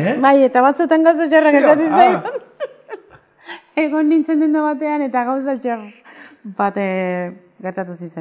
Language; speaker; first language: Basque; non-native, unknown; Spanish